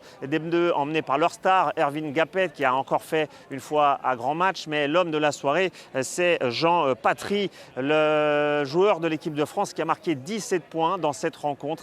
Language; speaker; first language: French; native; French